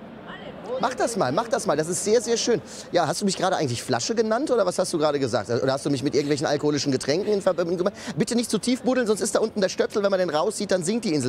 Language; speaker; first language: German; native; German